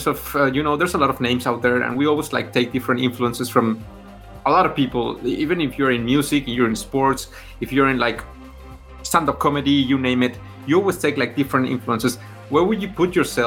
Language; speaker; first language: English; non-native, fluent; Spanish